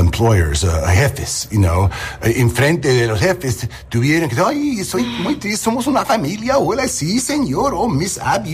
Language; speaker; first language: Spanish; non-native, learner; English